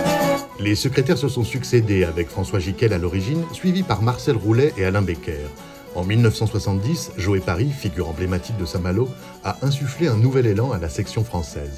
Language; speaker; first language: French; native; French